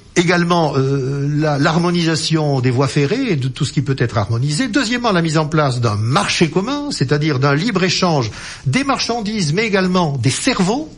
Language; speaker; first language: French; native; French